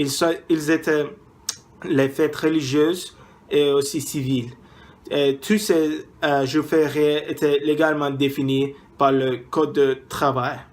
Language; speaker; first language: French; non-native, learner; English